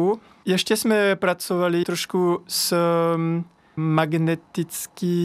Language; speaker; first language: Czech; non-native, fluent; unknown